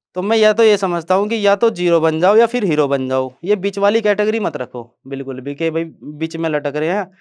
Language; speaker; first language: Hindi; native; Hindi